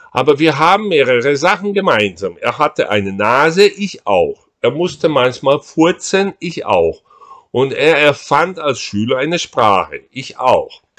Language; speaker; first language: German; non-native, fluent; Portuguese